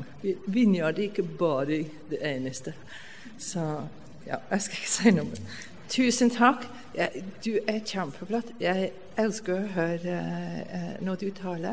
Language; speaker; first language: Norwegian; non-native, fluent; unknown